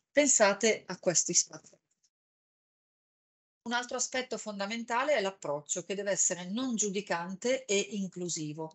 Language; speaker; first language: Italian; native; Italian